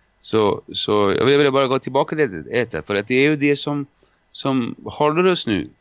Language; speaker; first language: Swedish; non-native, fluent; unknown